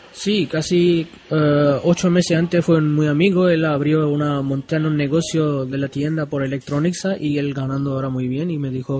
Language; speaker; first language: Spanish; non-native, learner; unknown